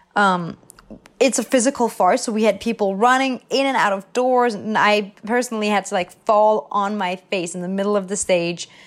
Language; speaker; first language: English; non-native, fluent; Danish